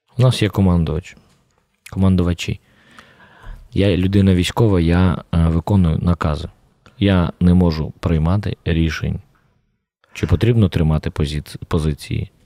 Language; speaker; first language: Ukrainian; native; Ukrainian